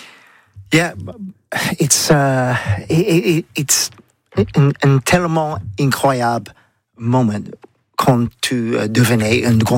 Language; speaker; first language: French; non-native, learner; English